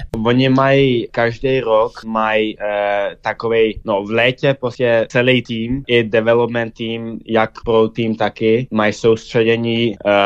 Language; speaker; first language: Czech; early bilingual, heritage; Dutch